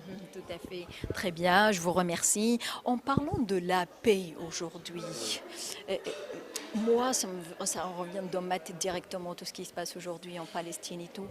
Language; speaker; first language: French; non-native, local second language; Arabic